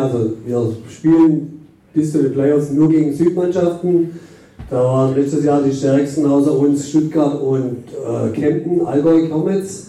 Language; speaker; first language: German; native; German